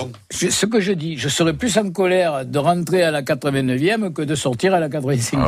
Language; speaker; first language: French; native; French